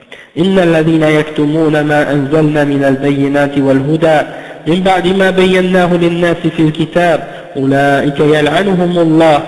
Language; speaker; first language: Arabic; non-native, fluent; French